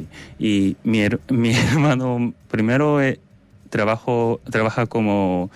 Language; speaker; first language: Spanish; non-native, learner; Korean